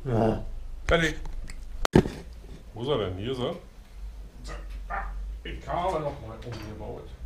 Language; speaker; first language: German; native; German